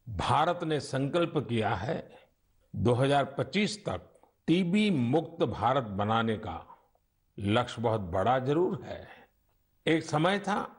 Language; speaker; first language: Hindi; non-native, local second language; Gujarati